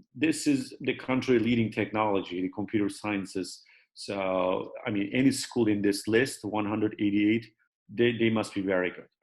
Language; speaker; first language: English; non-native, fluent; Turkish